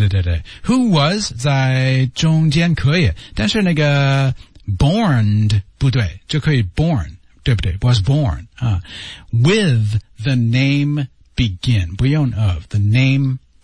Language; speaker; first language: Chinese; non-native, learner; English